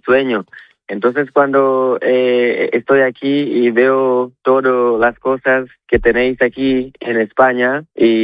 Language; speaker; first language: Spanish; non-native, learner; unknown